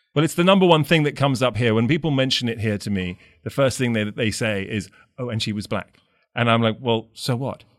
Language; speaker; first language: English; native; English